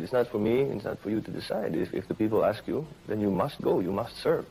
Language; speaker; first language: English; non-native, fluent; Filipino